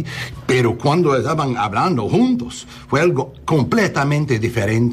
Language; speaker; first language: Spanish; early bilingual, heritage; English